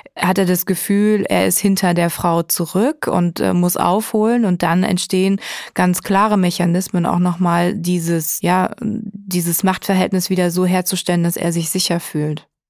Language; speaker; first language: German; native; German